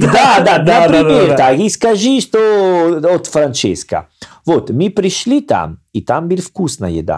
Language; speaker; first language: Russian; non-native, learner; Italian